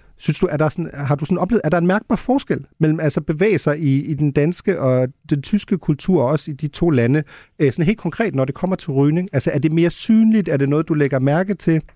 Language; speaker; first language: Danish; early bilingual, heritage; Danish